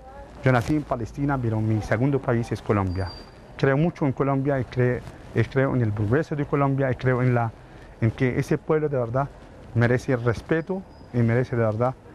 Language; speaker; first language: Spanish; non-native, fluent; Arabic